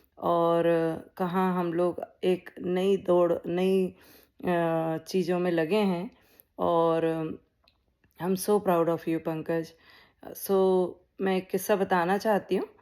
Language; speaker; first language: Hindi; native; Hindi